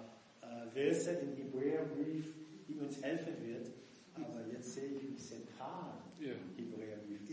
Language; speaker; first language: German; non-native, fluent; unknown